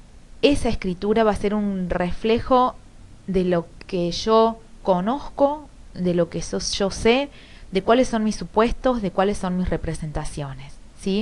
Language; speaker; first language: Spanish; native; Spanish